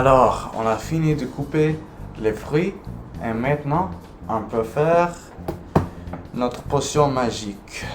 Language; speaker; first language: French; non-native, learner; English